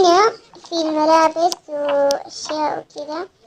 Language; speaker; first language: Arabic; native; Arabic